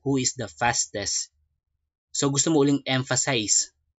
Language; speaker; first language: English; non-native, local second language; Filipino